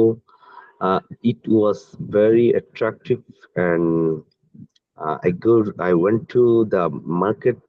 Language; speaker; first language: English; non-native, learner; Bangla